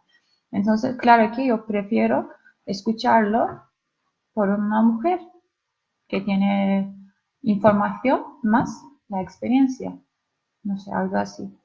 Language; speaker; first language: Spanish; non-native, learner; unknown